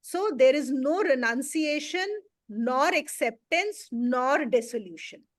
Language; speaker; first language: English; non-native, local second language; Hindi